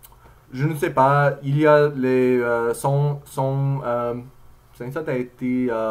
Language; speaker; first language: French; non-native, learner; English